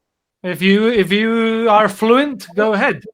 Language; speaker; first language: English; non-native, fluent; Spanish